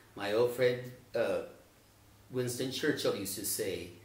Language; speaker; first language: English; native; English